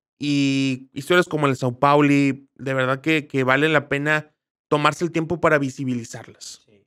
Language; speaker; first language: Spanish; native; Spanish